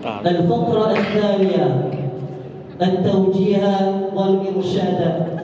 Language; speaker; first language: Arabic; non-native, learner; Indonesian